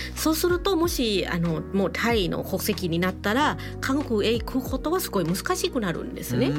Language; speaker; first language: Japanese; non-native, fluent; Thai